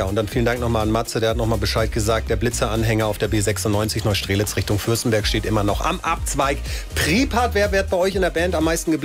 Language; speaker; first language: German; native; German